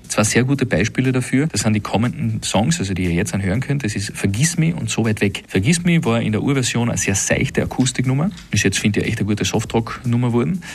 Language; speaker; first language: German; native; German